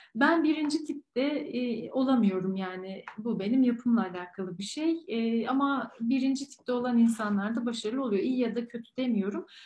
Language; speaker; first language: Turkish; native; Turkish